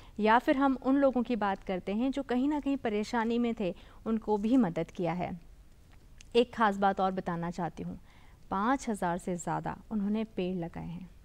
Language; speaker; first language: Hindi; native; Hindi